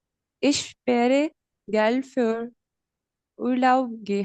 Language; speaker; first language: German; non-native, learner; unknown